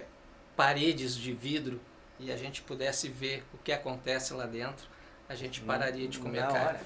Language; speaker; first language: Portuguese; native; Portuguese